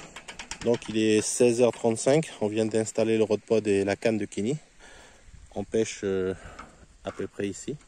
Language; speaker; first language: French; native; French